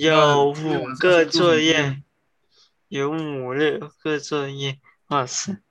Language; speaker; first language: Chinese; early bilingual, heritage; Chinese